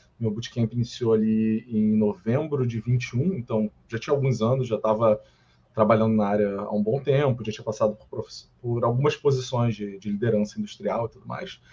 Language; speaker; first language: Portuguese; native; Portuguese